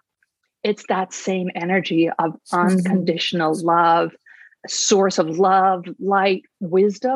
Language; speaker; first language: English; native; English